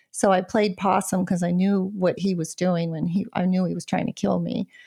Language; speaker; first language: English; native; English